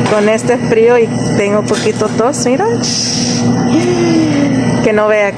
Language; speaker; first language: Spanish; early bilingual, heritage; English